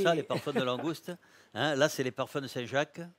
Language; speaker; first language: French; native; French